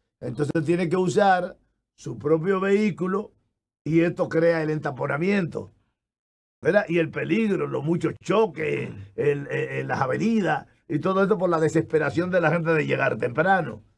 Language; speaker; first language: Spanish; native; Spanish